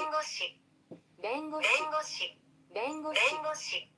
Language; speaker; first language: Japanese; non-native, learner; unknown